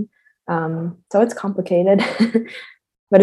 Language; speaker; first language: English; native; English